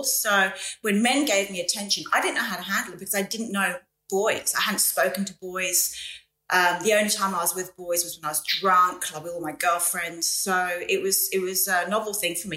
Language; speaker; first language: English; native; English